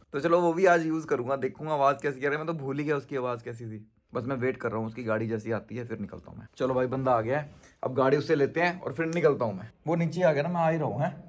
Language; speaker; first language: Hindi; native; Hindi